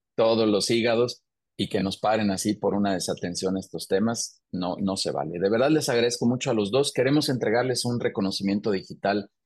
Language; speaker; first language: Spanish; native; Spanish